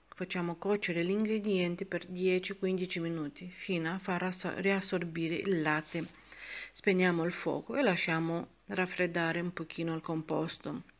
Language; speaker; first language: Italian; non-native, fluent; Romanian